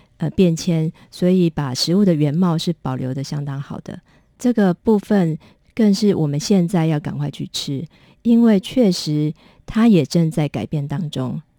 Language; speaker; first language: Chinese; native; Chinese